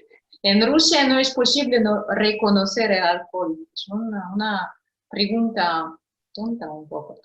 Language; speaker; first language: Spanish; non-native, fluent; Russian